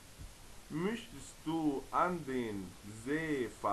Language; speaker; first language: German; non-native, fluent; Arabic